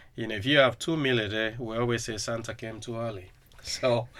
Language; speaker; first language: English; non-native, local second language; Krio